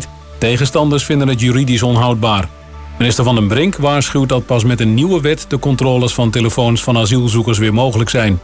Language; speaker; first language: Dutch; native; Dutch